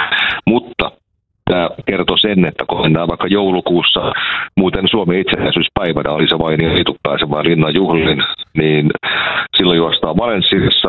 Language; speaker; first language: Finnish; native; Finnish